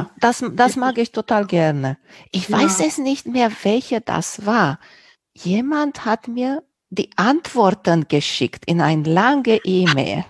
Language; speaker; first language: German; non-native, local second language; Romanian